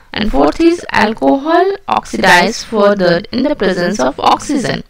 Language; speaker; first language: English; non-native, local second language; Hindi